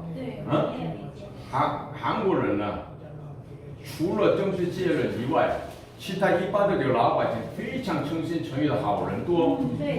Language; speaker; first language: Chinese; non-native, fluent; Korean